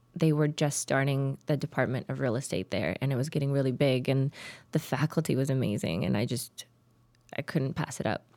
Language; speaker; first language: English; early bilingual, other home language; Tajik